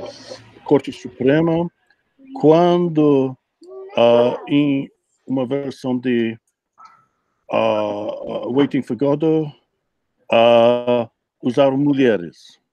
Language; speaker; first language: Portuguese; non-native, fluent; English